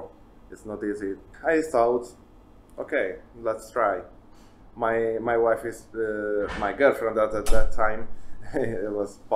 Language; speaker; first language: English; non-native, learner; Italian